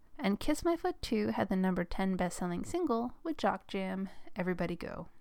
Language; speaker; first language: English; native; English